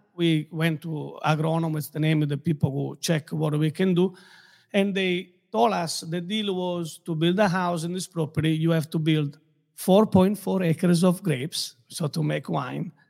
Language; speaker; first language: English; non-native, fluent; Italian